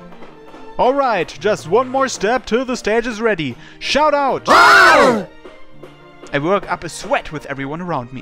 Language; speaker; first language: English; native; English